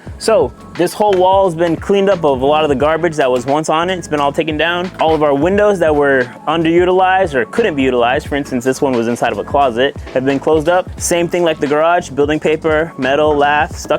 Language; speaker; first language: English; native; English